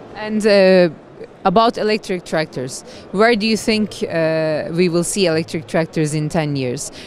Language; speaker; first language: English; non-native, fluent; Turkish